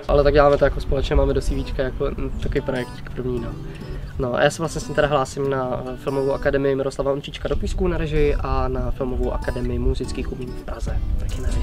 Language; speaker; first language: Czech; native; Czech